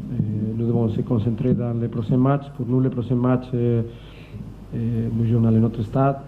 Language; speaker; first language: French; non-native, learner; Spanish